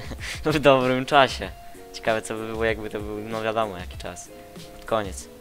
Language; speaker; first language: Polish; native; Polish